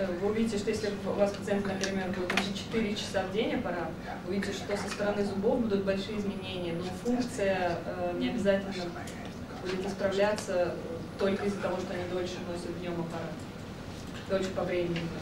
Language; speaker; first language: Russian; native; Russian